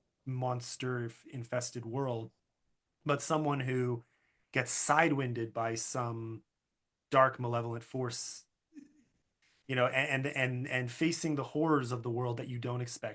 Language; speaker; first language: English; native; English